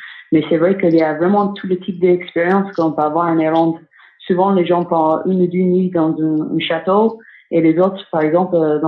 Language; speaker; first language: French; non-native, fluent; English